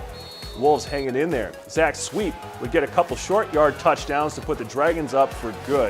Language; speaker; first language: English; native; English